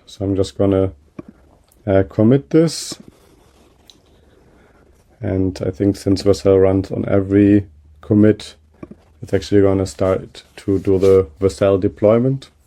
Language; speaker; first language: English; non-native, fluent; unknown